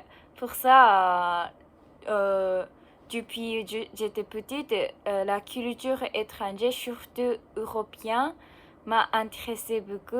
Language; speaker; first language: French; non-native, learner; Japanese